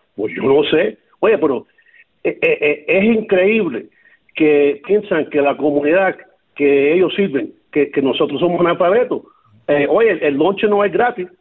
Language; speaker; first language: Spanish; early bilingual, other home language; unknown